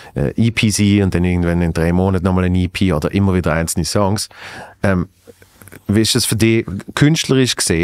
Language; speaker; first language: German; native; German